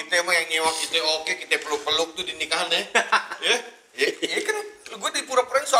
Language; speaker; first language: Indonesian; native; Indonesian